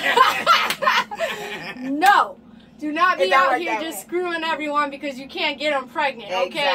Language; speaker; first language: English; native; English